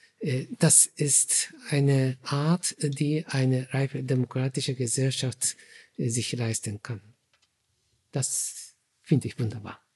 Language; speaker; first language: German; non-native, fluent; Japanese